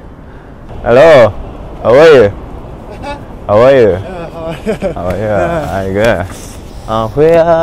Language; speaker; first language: English; non-native, learner; Japanese